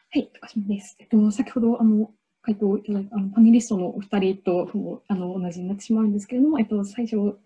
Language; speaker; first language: Japanese; native; Japanese